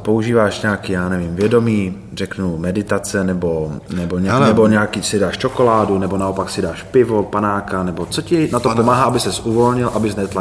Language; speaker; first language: Czech; native; Czech